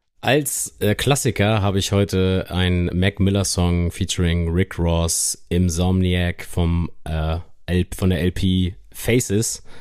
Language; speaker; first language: German; native; German